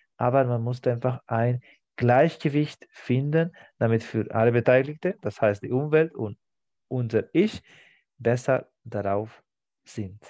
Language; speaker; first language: German; non-native, fluent; Spanish